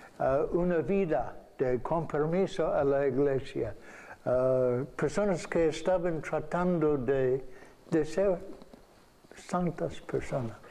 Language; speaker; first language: Spanish; non-native, fluent; English